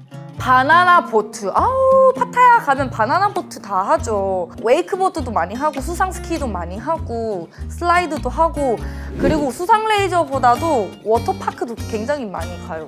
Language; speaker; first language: Korean; non-native, fluent; Thai